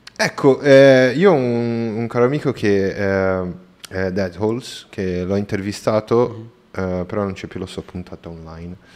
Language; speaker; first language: Italian; native; Italian